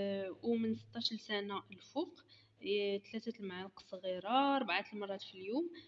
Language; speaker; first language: Arabic; native; Arabic